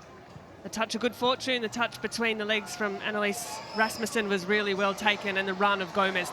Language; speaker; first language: English; native; English